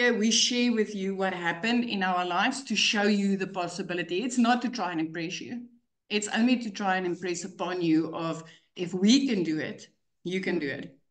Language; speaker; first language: English; non-native, local second language; Afrikaans